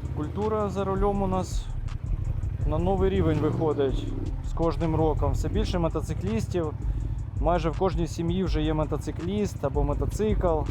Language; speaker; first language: Ukrainian; non-native, local second language; Russian